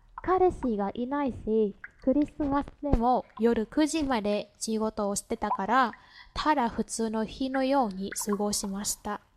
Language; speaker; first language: Japanese; non-native, fluent; Vietnamese